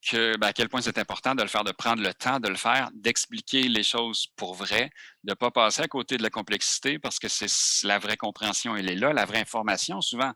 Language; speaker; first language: French; native; French